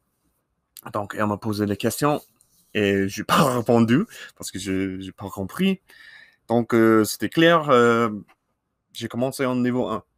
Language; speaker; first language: French; non-native, learner; English